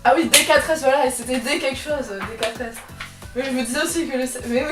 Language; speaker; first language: French; native; French